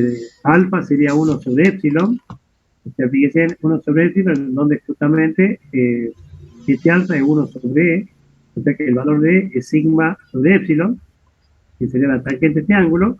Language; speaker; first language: Spanish; native; Spanish